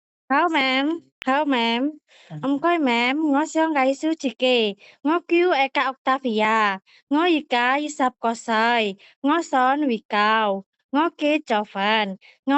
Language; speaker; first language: Cantonese; non-native, learner; Indonesian